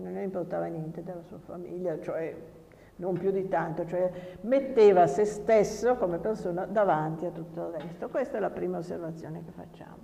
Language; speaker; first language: Italian; native; Italian